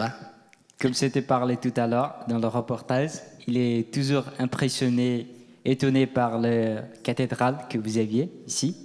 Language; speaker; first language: French; non-native, fluent; Nepali